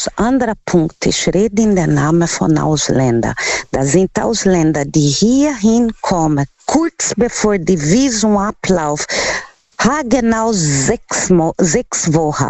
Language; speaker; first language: German; non-native, fluent; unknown